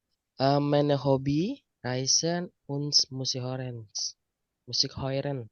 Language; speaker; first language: German; non-native, learner; Indonesian